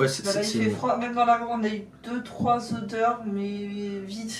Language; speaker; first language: French; native; French